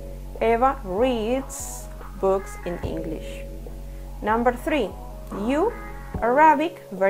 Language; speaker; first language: English; non-native, fluent; Spanish